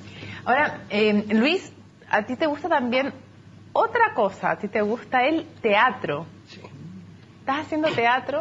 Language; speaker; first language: Spanish; native; Spanish